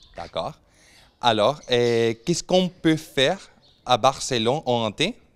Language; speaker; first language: French; non-native, fluent; Spanish